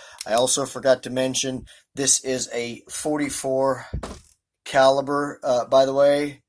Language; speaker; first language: English; native; English